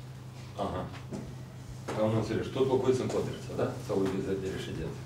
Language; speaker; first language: Romanian; non-native, local second language; Russian